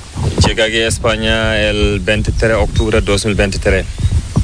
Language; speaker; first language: Spanish; non-native, learner; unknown